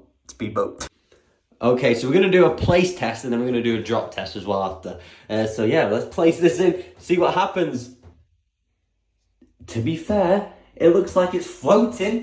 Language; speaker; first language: English; native; English